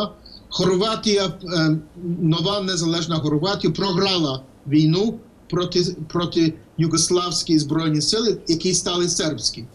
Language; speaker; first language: Ukrainian; non-native, fluent; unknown